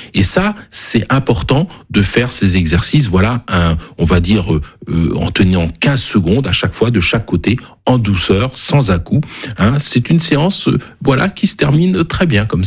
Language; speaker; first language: French; native; French